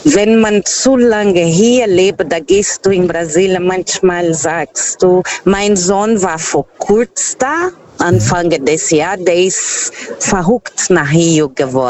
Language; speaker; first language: German; non-native, fluent; Portuguese